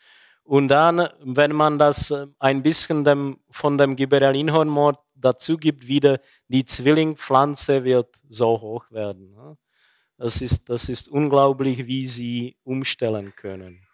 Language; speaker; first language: German; non-native, fluent; Czech